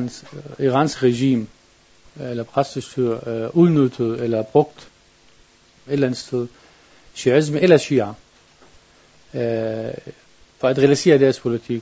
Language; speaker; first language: Danish; non-native, learner; Arabic